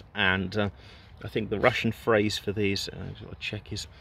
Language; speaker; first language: English; native; English